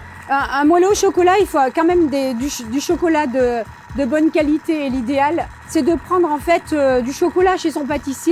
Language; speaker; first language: French; native; French